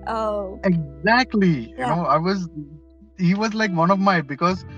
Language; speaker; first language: English; non-native, local second language; Malayalam